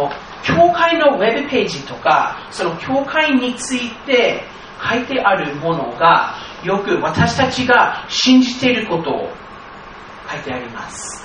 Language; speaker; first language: Japanese; non-native, fluent; English